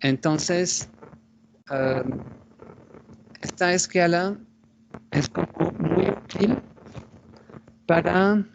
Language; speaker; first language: Spanish; non-native, fluent; French